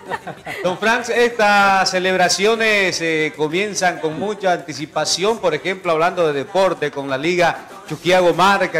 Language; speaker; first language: Spanish; native; Spanish